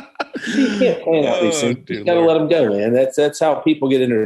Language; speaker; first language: English; native; English